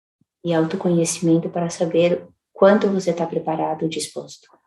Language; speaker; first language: Portuguese; native; Portuguese